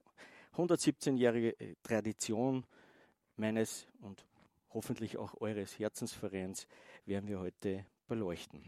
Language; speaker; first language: German; native; German